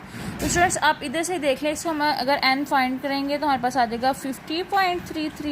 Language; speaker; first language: Hindi; non-native, local second language; Punjabi